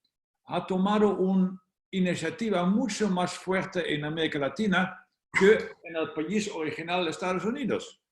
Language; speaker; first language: Spanish; non-native, fluent; Dutch